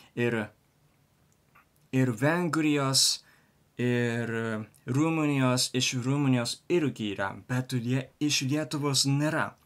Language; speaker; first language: Lithuanian; non-native, learner; Japanese